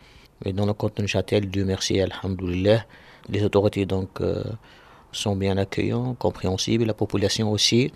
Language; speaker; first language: French; non-native, local second language; Arabic